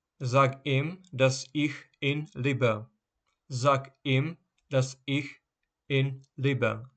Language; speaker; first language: German; non-native, fluent; Ukrainian